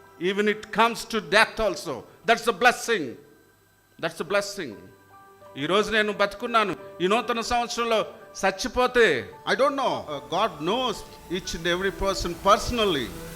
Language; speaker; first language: English; non-native, local second language; Telugu